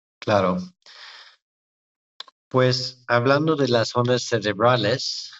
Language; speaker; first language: Spanish; non-native, fluent; English